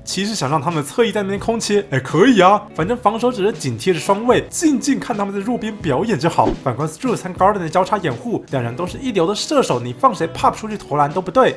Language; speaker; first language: Chinese; native; Chinese